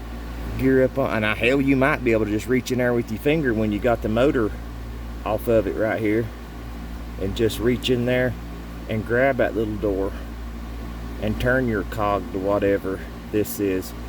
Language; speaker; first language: English; native; English